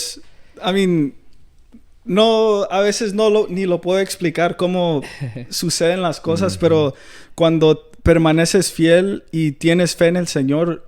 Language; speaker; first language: Spanish; early bilingual, heritage; Spanish